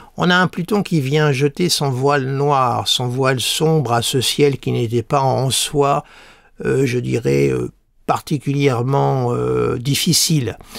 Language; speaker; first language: French; native; French